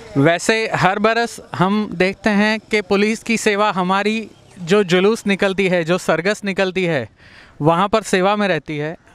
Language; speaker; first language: Hindi; non-native, local second language; Sindhi